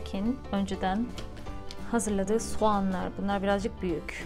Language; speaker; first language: Turkish; native; Turkish